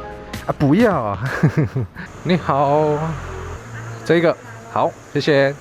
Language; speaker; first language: Chinese; native; Chinese